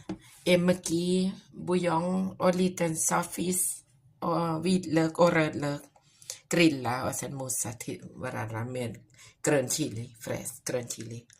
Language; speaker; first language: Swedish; non-native, learner; Thai